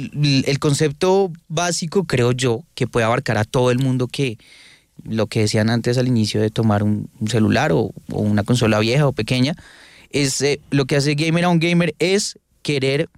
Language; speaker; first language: Spanish; native; Spanish